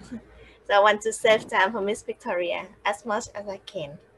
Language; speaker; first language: English; non-native, fluent; Vietnamese